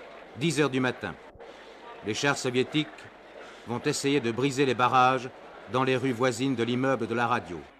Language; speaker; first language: French; native; French